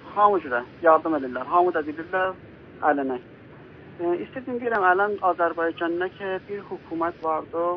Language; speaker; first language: Azerbaijani; native; Azerbaijani